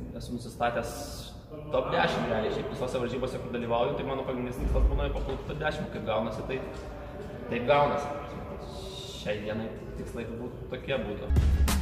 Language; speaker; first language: Lithuanian; native; Lithuanian